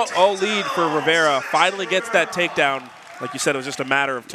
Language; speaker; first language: English; native; English